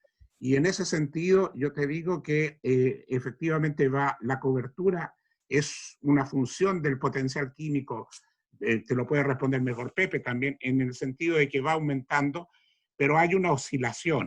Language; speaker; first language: Spanish; native; Spanish